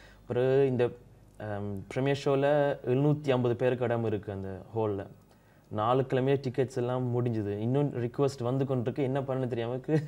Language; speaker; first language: Tamil; early bilingual, heritage; Tamil